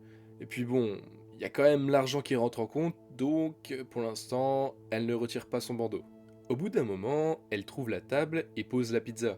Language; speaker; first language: French; native; French